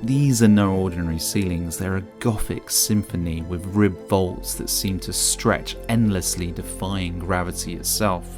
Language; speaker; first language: English; native; English